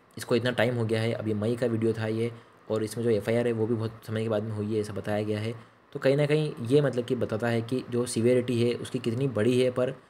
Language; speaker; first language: Hindi; native; Hindi